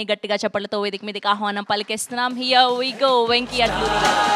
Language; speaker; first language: Telugu; native; Telugu